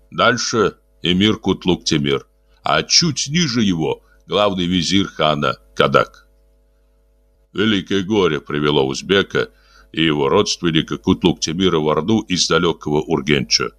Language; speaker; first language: Russian; native; Russian